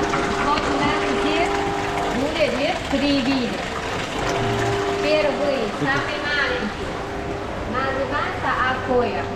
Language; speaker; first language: Russian; non-native, learner; Vietnamese